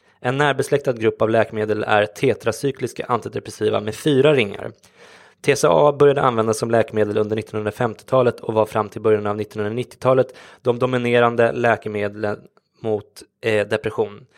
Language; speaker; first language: Swedish; native; Swedish